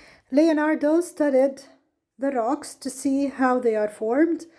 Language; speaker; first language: English; non-native, fluent; Arabic